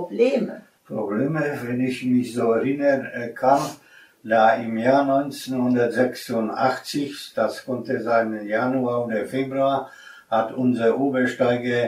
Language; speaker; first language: German; non-native, fluent; Polish